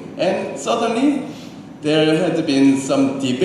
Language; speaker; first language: English; non-native, learner; Korean